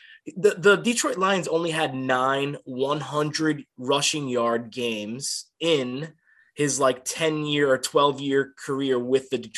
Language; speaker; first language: English; native; English